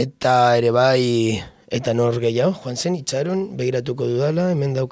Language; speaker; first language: Basque; non-native, local second language; Spanish